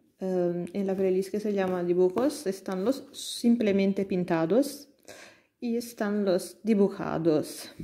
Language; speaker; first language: Spanish; non-native, learner; Italian